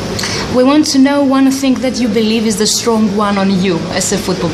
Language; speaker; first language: English; non-native, fluent; Greek